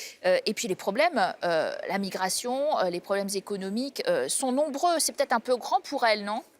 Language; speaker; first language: French; native; French